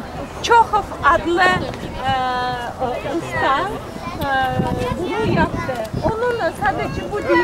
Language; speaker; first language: Turkish; non-native, fluent; Russian